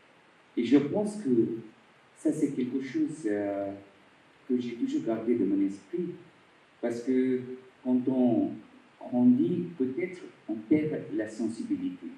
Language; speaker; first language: French; non-native, fluent; Bangla